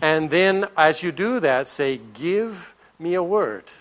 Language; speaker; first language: English; native; English